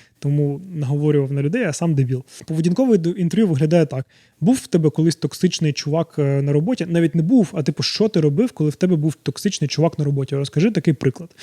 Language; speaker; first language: Ukrainian; non-native, local second language; Russian